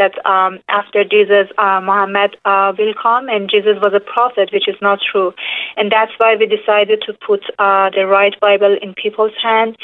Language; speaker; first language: English; non-native, fluent; Persian